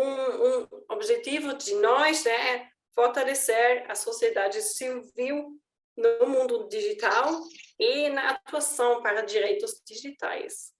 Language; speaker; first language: Portuguese; non-native, fluent; German